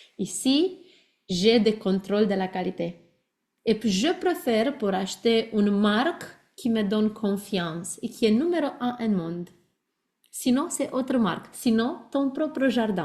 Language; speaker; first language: French; non-native, learner; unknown